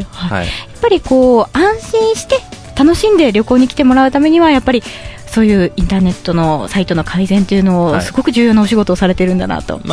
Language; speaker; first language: Japanese; native; Japanese